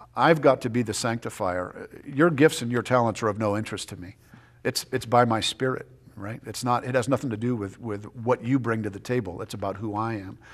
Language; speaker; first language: English; native; English